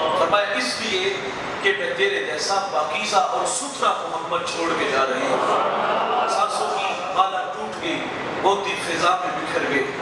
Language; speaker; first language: Urdu; non-native, local second language; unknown